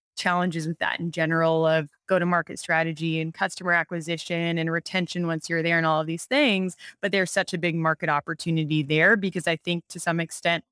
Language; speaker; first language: English; native; English